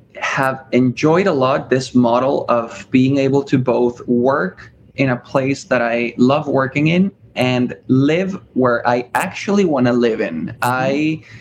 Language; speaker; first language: English; early bilingual, other home language; Spanish